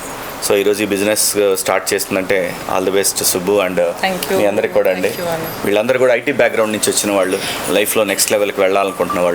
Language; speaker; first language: Telugu; native; Telugu